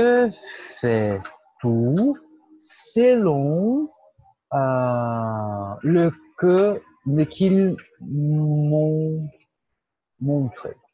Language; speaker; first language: French; non-native, fluent; Portuguese